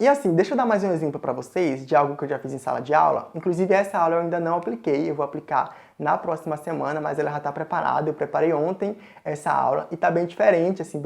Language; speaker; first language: Portuguese; native; Portuguese